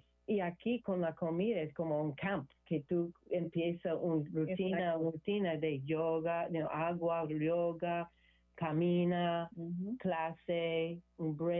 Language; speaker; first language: Spanish; non-native, learner; English